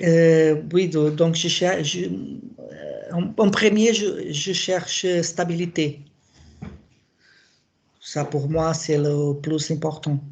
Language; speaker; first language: French; non-native, learner; Portuguese